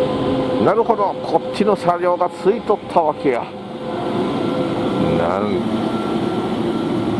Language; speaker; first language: Japanese; native; Japanese